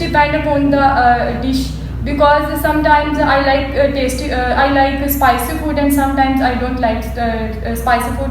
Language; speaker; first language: English; non-native, local second language; Urdu